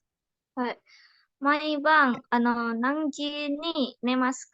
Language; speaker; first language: Japanese; non-native, learner; Indonesian